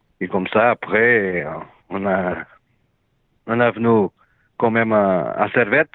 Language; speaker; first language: French; non-native, learner; Portuguese